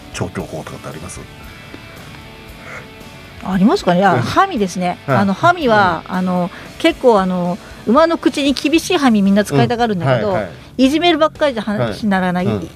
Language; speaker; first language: Japanese; native; Japanese